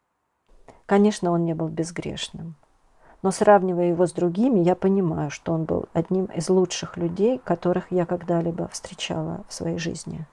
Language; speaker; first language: Russian; native; Russian